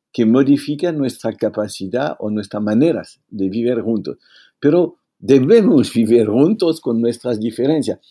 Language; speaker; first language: Spanish; non-native, fluent; French